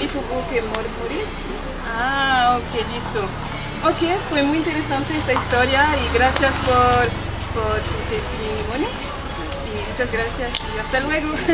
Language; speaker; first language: Spanish; non-native, learner; French